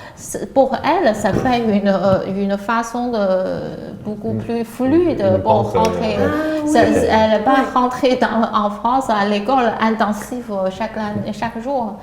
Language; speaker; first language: French; non-native, learner; Chinese